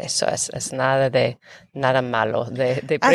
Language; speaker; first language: Spanish; non-native, fluent; English